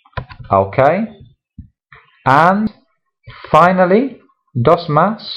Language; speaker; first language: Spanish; non-native, fluent; English